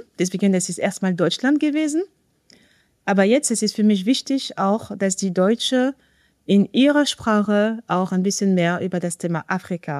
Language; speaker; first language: German; non-native, fluent; French